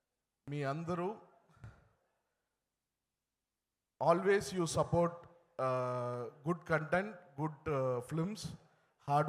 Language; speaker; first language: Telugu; non-native, learner; Tamil